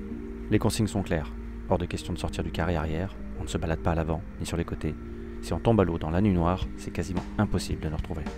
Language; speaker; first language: French; native; French